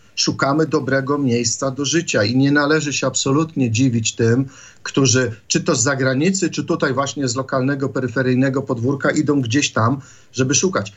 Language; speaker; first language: Polish; native; Polish